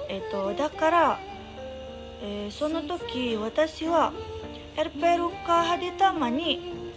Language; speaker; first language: Japanese; non-native, learner; Indonesian